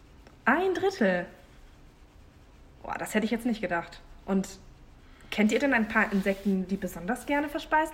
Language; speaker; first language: German; native; German